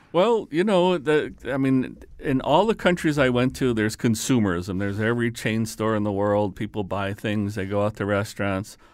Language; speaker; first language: English; early bilingual, other home language; Lithuanian